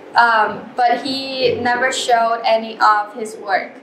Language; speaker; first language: English; non-native, fluent; Chinese